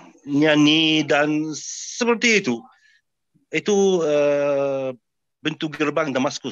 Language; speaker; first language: Indonesian; non-native, fluent; Arabic